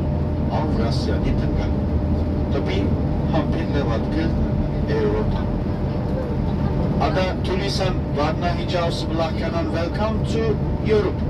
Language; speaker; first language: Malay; non-native, fluent; Turkish